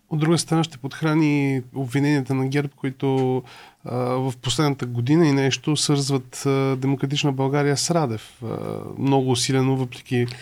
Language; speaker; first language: Bulgarian; native; Bulgarian